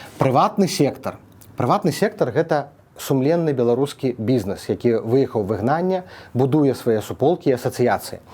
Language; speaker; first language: Belarusian; non-native, local second language; Russian